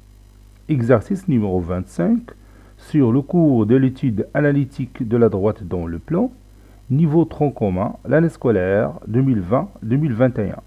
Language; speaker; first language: French; non-native, local second language; Arabic